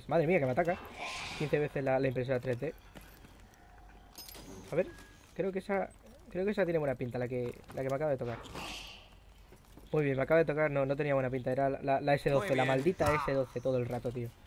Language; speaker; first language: Spanish; native; Spanish